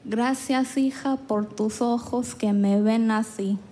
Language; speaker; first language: Spanish; early bilingual, heritage; Spanish